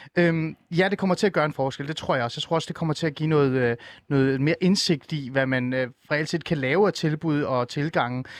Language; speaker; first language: Danish; early bilingual, other home language; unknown